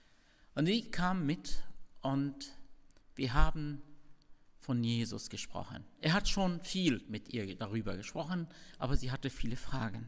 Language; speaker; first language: German; non-native, fluent; Arabic